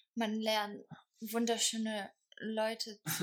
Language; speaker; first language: German; non-native, fluent; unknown